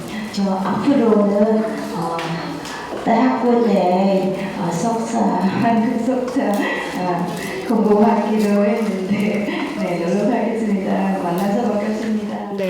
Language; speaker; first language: Korean; non-native, learner; Vietnamese